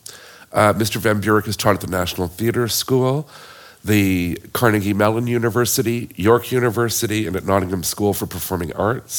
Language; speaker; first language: English; native; English